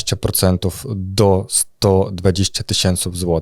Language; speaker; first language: Polish; non-native, fluent; Russian